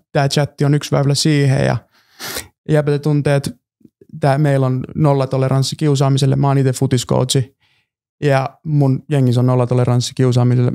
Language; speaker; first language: Finnish; early bilingual, other home language; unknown